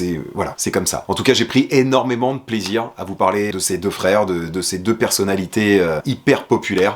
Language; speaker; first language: French; native; French